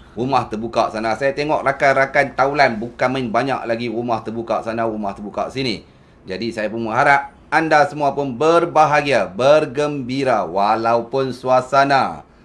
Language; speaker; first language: Malay; native; Malay